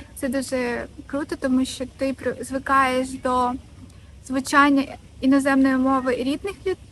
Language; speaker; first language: Ukrainian; non-native, local second language; Russian